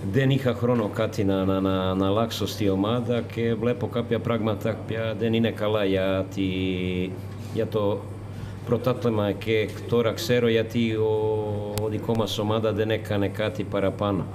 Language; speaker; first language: Greek; non-native, learner; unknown